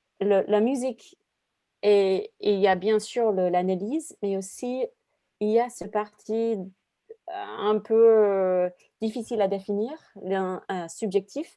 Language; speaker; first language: French; non-native, fluent; English